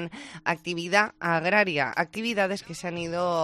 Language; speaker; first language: Spanish; native; Spanish